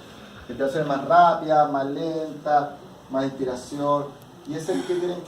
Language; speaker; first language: Spanish; native; Spanish